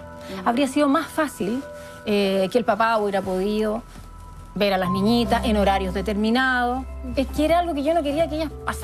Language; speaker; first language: Spanish; native; Spanish